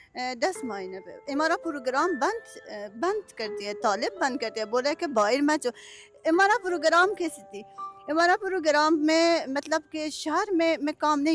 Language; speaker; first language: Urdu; non-native, learner; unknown